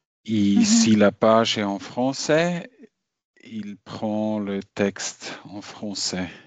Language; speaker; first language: French; non-native, fluent; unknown